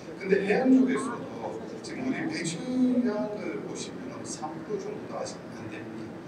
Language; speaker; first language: Korean; non-native, fluent; Turkish